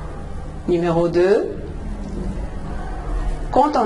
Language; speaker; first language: French; non-native, fluent; Arabic